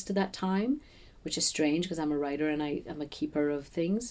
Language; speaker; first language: English; non-native, local second language; Bangla